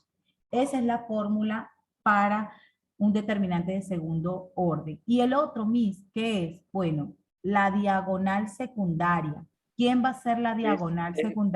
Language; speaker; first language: Spanish; native; Spanish